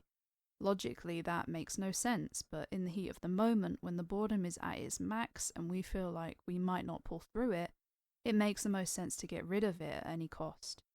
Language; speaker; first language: English; native; English